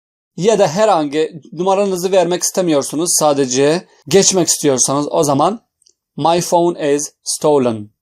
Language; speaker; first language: Turkish; non-native, fluent; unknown